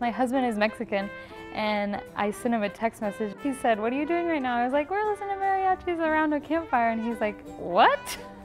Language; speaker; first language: English; native; English